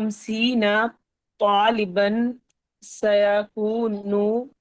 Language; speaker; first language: Arabic; non-native, learner; Urdu